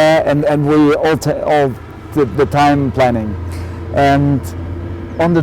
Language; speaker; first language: English; non-native, learner; German